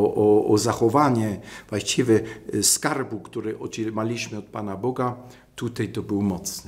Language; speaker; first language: Polish; non-native, fluent; German